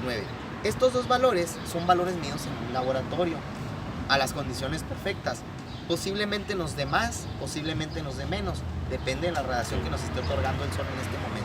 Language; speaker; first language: Spanish; native; Spanish